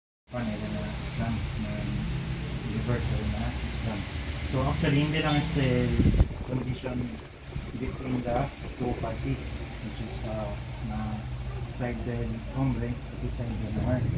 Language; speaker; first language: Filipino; non-native, local second language; Chavacano